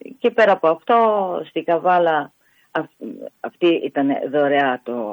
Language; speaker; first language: Greek; non-native, fluent; Italian